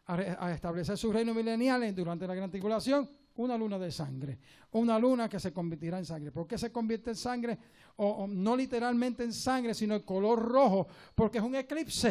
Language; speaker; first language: Spanish; native; Spanish